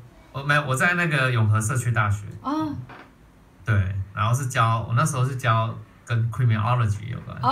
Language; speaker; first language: Chinese; native; Chinese